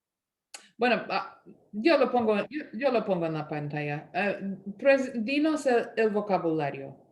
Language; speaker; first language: Spanish; non-native, fluent; English